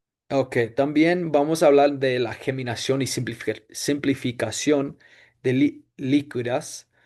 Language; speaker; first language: Spanish; non-native, fluent; English